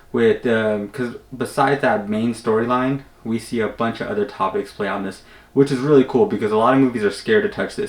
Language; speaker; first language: English; native; English